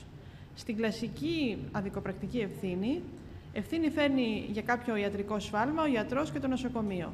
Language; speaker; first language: Greek; native; Greek